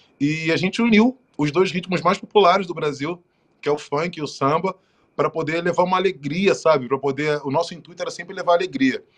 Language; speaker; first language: Portuguese; native; Portuguese